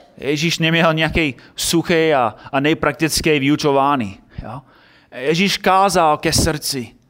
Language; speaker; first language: Czech; non-native, fluent; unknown